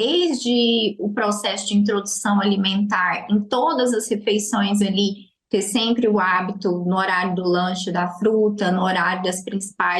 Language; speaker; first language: Portuguese; native; Portuguese